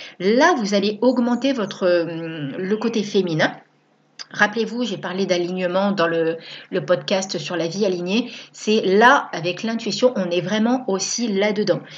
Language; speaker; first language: French; native; French